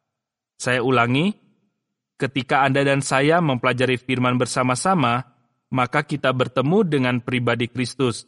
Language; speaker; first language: Indonesian; native; Indonesian